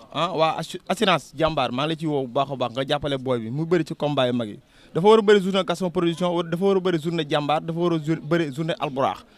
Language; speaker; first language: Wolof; native; Wolof